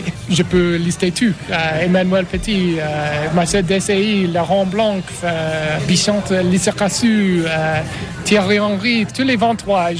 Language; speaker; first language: French; non-native, learner; English